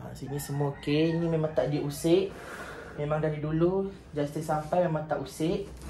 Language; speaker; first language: Malay; non-native, local second language; Iban